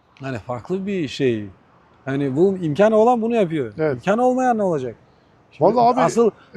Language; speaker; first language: Turkish; non-native, fluent; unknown